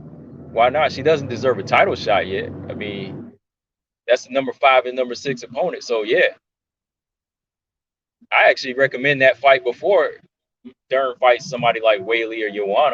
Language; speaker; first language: English; native; English